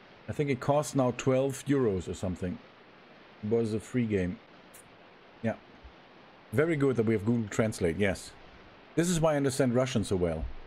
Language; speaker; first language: English; non-native, learner; German